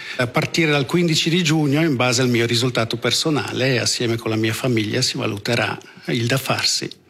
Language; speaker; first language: Italian; native; Italian